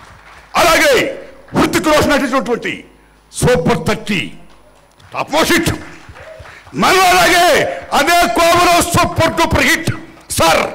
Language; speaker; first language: Telugu; native; Telugu